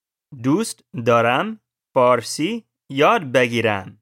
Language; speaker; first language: Persian; non-native, learner; English